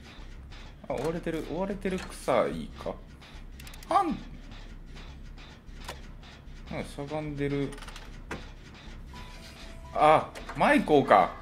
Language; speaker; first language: Japanese; native; Japanese